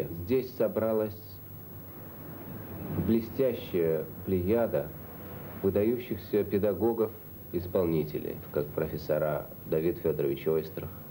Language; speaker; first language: Russian; native; Russian